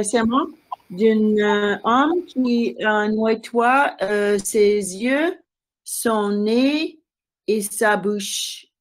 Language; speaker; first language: French; non-native, learner; English